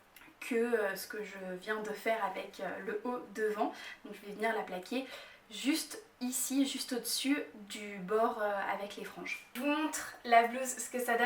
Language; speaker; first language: French; native; French